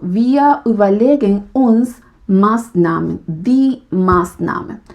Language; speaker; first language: German; non-native, fluent; Spanish